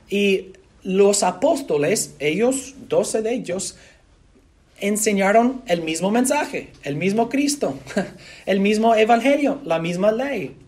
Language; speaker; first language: Spanish; non-native, fluent; English